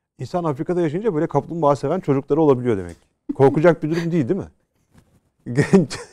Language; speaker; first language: Turkish; native; Turkish